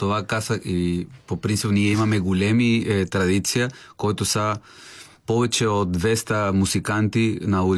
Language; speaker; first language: Bulgarian; non-native, learner; Spanish